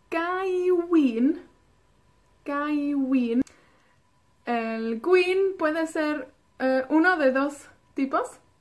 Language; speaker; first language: Spanish; non-native, fluent; Welsh